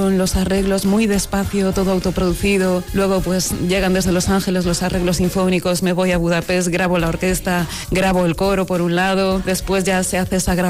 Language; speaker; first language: Spanish; non-native, local second language; Galician